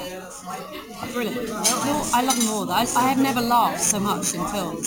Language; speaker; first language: English; native; English